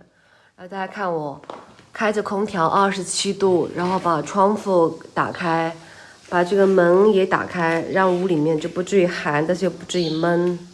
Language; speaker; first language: Chinese; native; Chinese